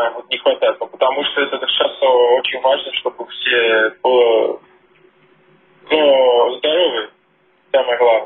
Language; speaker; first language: Russian; non-native, fluent; Portuguese